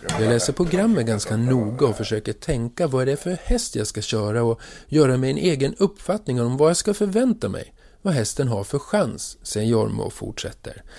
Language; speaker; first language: Swedish; native; Swedish